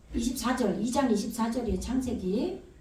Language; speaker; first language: Korean; native; Korean